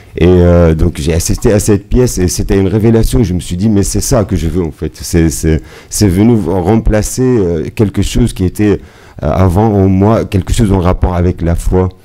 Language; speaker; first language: French; non-native, fluent; Arabic